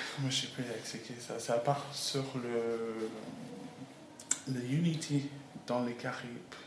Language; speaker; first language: French; non-native, learner; English